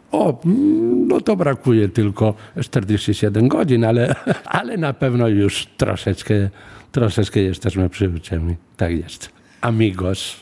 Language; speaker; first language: Polish; non-native, fluent; Spanish